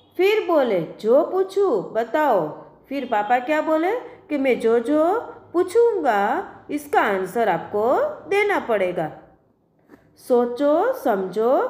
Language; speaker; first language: Hindi; non-native, local second language; Gujarati